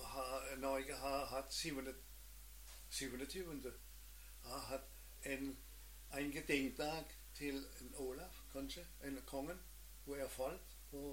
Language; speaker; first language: Norwegian; non-native, learner; German